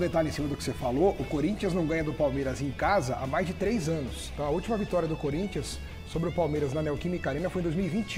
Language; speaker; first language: Portuguese; native; Portuguese